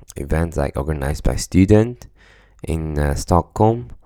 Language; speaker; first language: English; non-native, fluent; Chinese